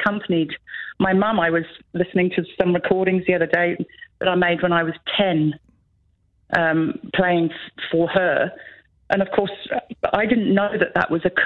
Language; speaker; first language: English; native; English